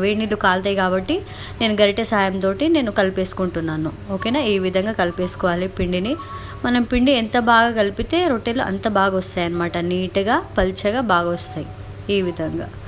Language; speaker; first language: Telugu; non-native, local second language; Lambadi